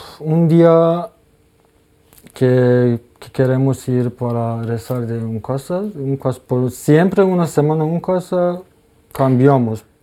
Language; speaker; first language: Spanish; non-native, learner; Persian